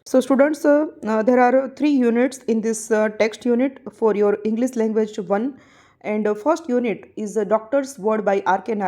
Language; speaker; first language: English; non-native, local second language; Gujarati